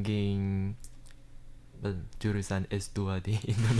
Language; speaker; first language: Indonesian; early bilingual, heritage; Indonesian